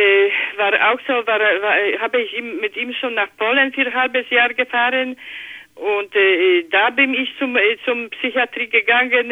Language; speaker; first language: German; non-native, learner; Polish